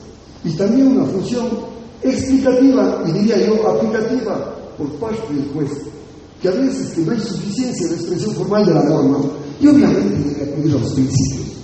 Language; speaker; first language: Spanish; native; Spanish